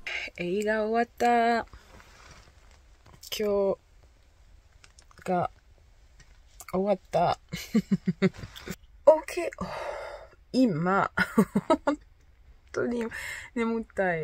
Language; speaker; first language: Japanese; non-native, learner; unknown